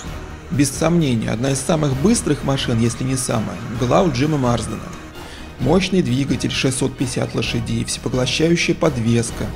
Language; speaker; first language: Russian; native; Russian